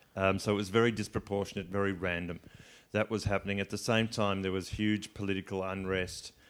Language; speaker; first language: English; native; English